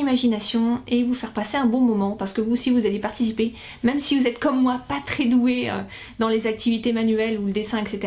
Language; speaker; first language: French; native; French